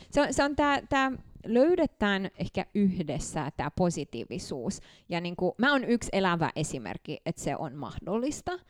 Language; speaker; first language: Finnish; non-native, fluent; Romanian